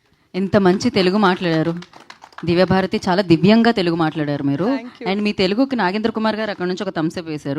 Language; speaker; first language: Telugu; native; Telugu